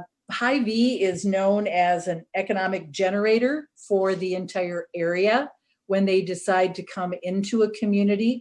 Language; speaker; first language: English; native; English